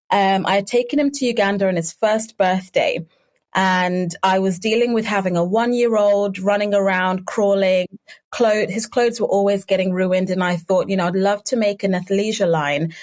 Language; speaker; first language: English; native; English